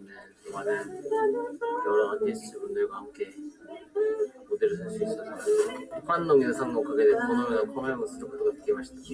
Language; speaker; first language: Korean; non-native, fluent; Japanese